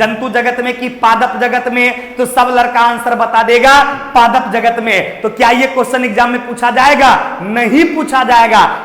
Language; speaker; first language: Hindi; native; Hindi